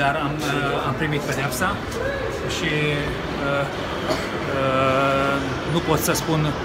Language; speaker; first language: Romanian; non-native, local second language; Hungarian